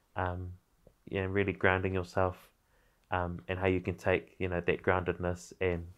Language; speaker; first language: English; native; English